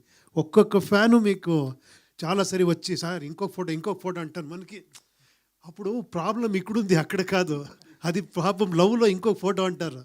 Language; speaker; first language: Telugu; non-native, fluent; Kannada